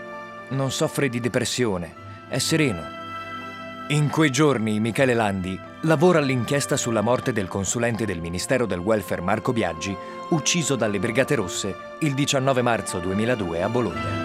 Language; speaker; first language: Italian; native; Italian